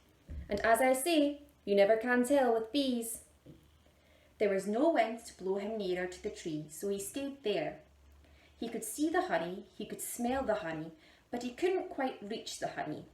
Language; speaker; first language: English; native; English